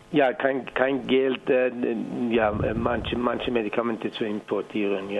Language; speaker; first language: German; non-native, fluent; Persian